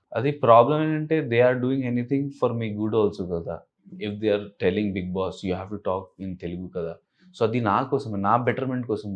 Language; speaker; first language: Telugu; non-native, learner; Urdu